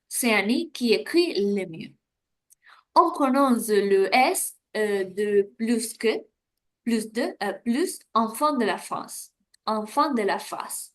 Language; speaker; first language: French; non-native, learner; Spanish